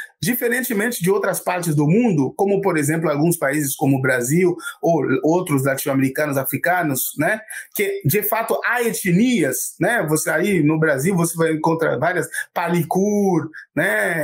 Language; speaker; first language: Portuguese; non-native, fluent; Haitian Creole